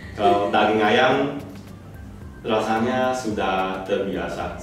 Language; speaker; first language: Indonesian; non-native, learner; Chinese